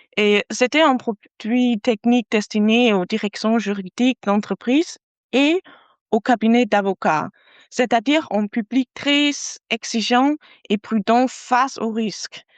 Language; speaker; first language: French; non-native, fluent; German